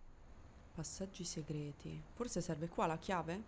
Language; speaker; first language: Italian; native; Italian